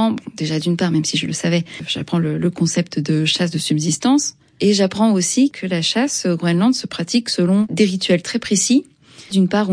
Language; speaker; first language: French; native; French